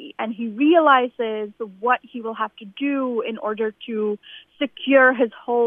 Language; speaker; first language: English; non-native, local second language; Bangla